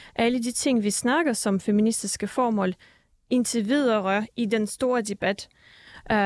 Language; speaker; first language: Danish; early bilingual, other home language; Russian